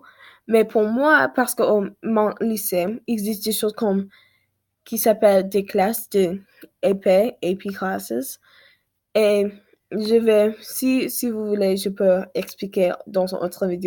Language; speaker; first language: French; non-native, learner; English